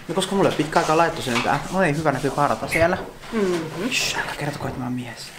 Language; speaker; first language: Finnish; native; Finnish